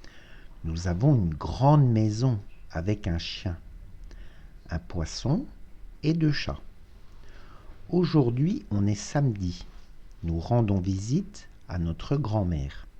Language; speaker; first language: French; non-native, fluent; Russian